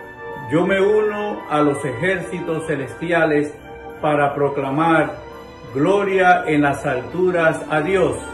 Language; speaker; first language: Spanish; native; Spanish